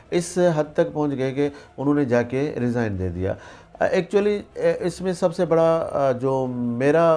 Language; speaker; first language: Urdu; non-native, local second language; Sindhi